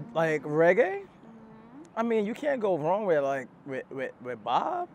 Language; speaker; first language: English; native; English